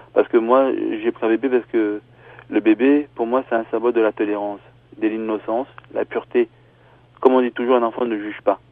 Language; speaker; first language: French; early bilingual, other home language; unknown